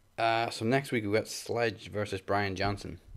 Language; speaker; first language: English; native; English